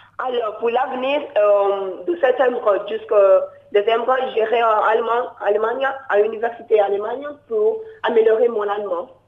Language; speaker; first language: French; non-native, fluent; Yoruba